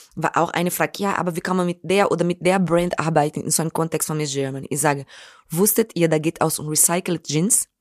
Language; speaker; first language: German; non-native, fluent; Portuguese